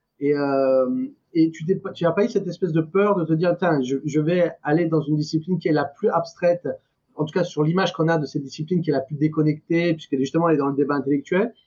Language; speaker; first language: French; non-native, fluent; Persian